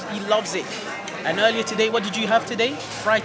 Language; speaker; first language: English; native; English